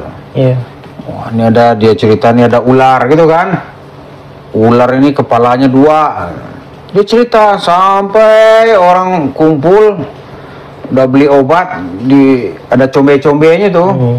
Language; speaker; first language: Indonesian; native; Indonesian